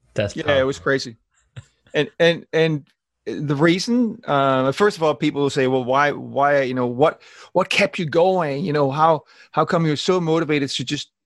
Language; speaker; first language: English; non-native, fluent; Danish